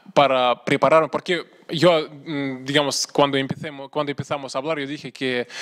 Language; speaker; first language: Spanish; non-native, fluent; Russian